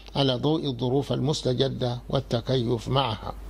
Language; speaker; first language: Arabic; non-native, fluent; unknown